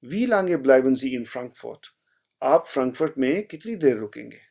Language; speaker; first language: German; non-native, fluent; Hindi